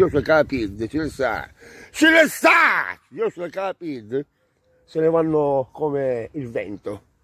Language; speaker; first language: Italian; native; Italian